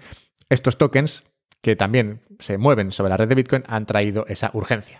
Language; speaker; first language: Spanish; native; Spanish